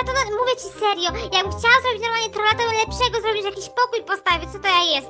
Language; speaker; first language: Polish; native; Polish